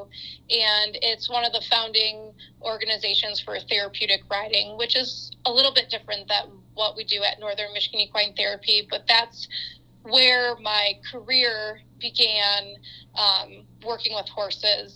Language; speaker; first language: English; native; English